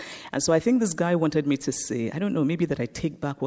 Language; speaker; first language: English; non-native, local second language; Igbo